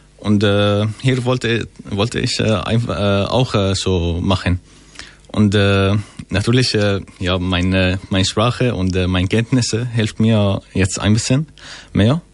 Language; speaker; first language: German; non-native, learner; Arabic